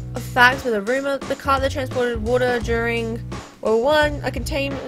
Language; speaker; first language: English; native; English